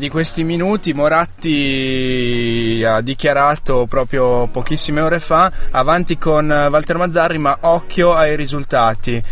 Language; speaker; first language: Italian; native; Italian